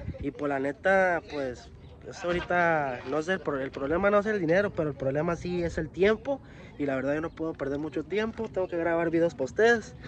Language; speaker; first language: Spanish; early bilingual, heritage; Spanish